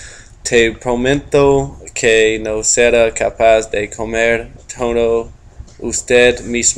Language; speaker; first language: Spanish; non-native, learner; English